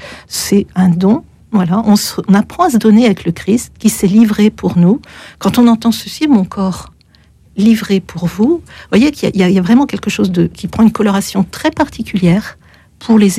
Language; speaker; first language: French; native; French